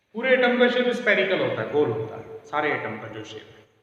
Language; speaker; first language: Hindi; non-native, local second language; Marathi